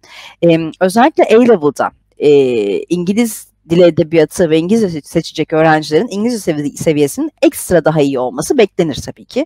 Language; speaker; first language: Turkish; native; Turkish